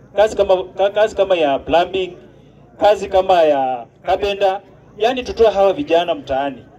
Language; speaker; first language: Swahili; non-native, local second language; Luyia